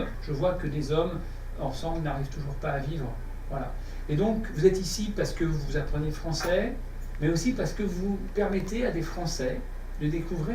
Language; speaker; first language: French; native; French